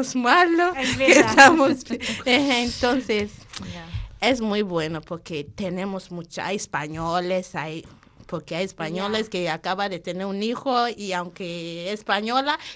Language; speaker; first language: Spanish; non-native, fluent; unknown